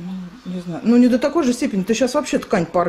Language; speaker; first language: Russian; native; Russian